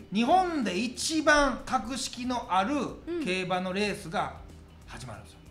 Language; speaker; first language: Japanese; native; Japanese